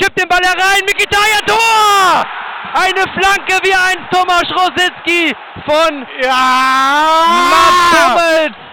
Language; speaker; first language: German; native; German